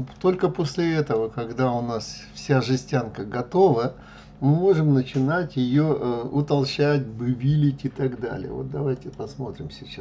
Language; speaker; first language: Russian; native; Russian